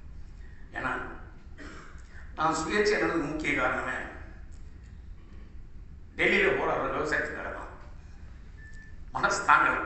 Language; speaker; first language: Tamil; native; Tamil